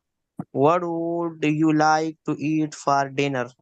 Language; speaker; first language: English; non-native, learner; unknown